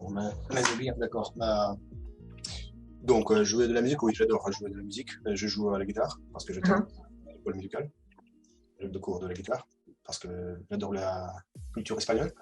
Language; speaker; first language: French; non-native, learner; Russian